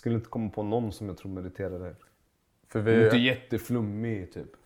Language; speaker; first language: Swedish; early bilingual, other home language; Persian